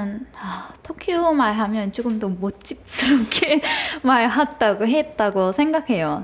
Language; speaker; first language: Korean; non-native, fluent; Turkish